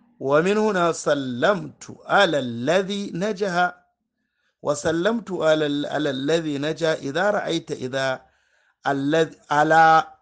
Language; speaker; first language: Arabic; non-native, fluent; Hausa